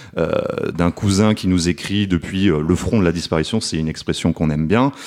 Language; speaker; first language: French; native; French